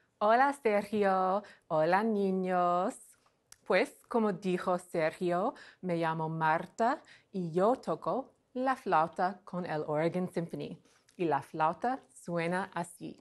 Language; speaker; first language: Spanish; non-native, fluent; English